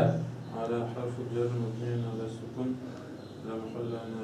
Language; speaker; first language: Arabic; non-native, learner; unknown